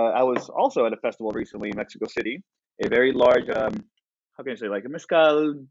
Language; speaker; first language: English; early bilingual, other home language; Spanish